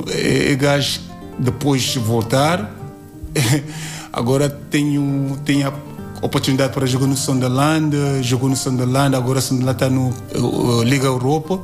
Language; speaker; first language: Portuguese; non-native, learner; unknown